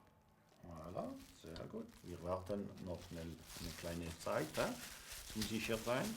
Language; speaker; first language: German; non-native, local second language; French